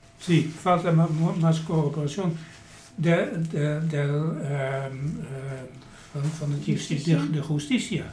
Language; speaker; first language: Spanish; non-native, learner; Dutch